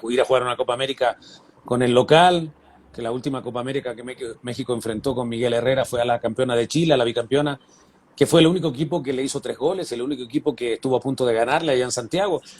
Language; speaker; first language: Spanish; native; Spanish